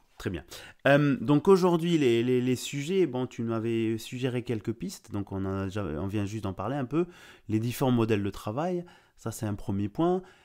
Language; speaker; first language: French; native; French